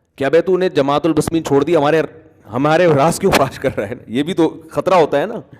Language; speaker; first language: Urdu; native; Urdu